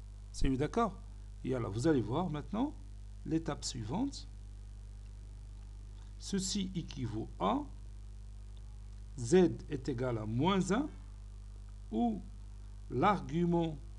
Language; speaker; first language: French; non-native, local second language; Arabic